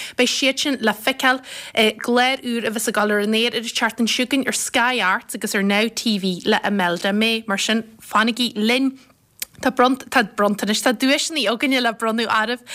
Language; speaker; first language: Irish; native; Irish